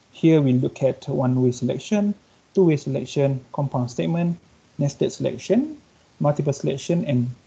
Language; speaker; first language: English; non-native, local second language; Malay